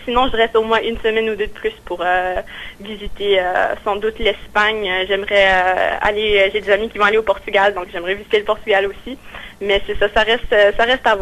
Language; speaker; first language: French; native; French